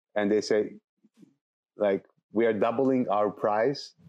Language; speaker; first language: English; non-native, fluent; Turkish